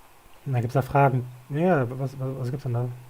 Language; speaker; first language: German; native; German